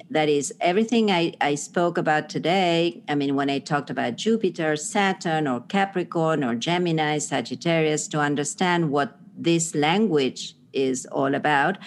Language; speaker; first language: English; non-native, fluent; Spanish